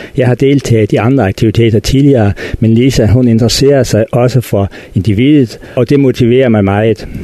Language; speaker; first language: Danish; native; Danish